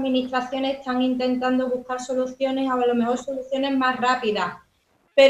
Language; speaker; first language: Spanish; native; Spanish